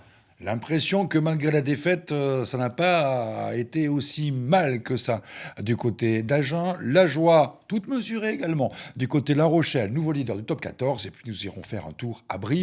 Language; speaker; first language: French; native; French